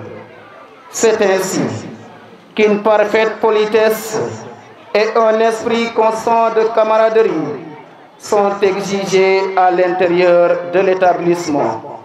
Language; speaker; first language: French; non-native, local second language; Serer